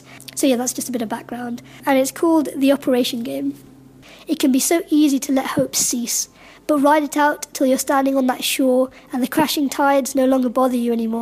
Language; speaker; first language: English; native; English